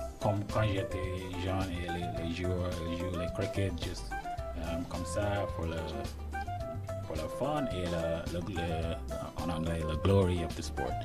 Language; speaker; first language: French; non-native, learner; English